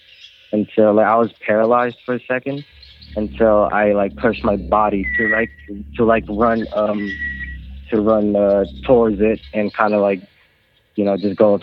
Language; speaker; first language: English; non-native, local second language; Filipino